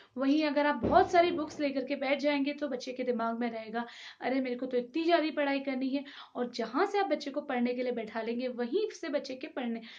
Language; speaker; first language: Hindi; native; Hindi